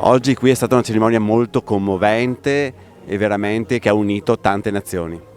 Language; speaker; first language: Italian; native; Italian